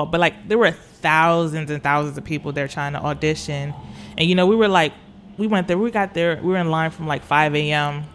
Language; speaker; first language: English; native; English